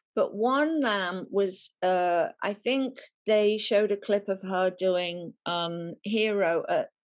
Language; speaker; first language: English; native; English